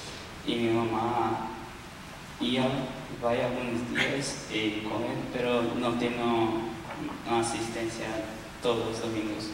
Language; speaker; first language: Spanish; non-native, learner; Portuguese